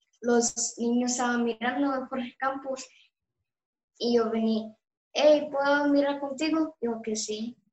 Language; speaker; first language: Spanish; early bilingual, heritage; Spanish